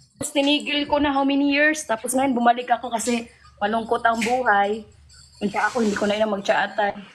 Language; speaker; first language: Filipino; non-native, local second language; Cebuano